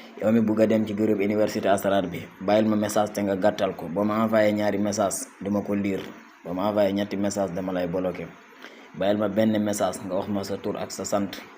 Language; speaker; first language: Wolof; non-native, local second language; Fula